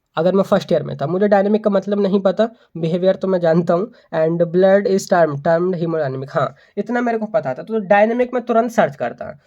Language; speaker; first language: Hindi; native; Hindi